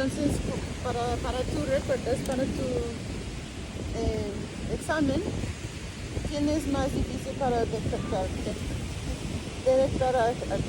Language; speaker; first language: Spanish; early bilingual, heritage; Spanish